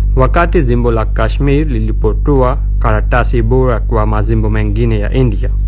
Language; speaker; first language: Swahili; non-native, fluent; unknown